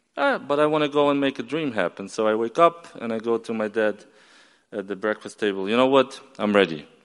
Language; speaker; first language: English; non-native, fluent; Ukrainian